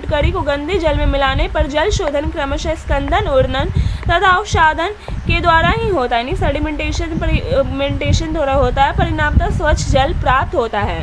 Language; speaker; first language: Hindi; native; Hindi